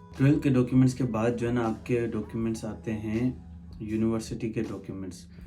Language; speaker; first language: Urdu; non-native, local second language; Sindhi